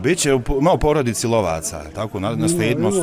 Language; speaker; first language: Croatian; native; Croatian